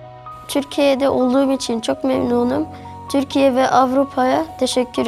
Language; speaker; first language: Turkish; early bilingual, other home language; Arabic